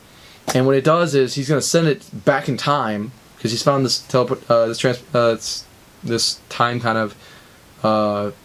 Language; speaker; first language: English; native; English